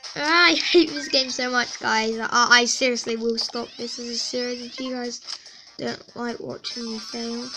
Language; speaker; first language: English; native; English